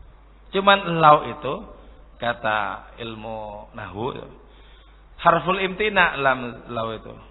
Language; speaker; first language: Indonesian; native; Indonesian